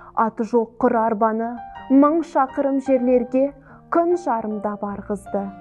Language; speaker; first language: Kazakh; non-native, local second language; Russian